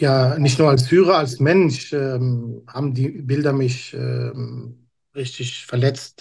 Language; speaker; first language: German; non-native, fluent; Kurdish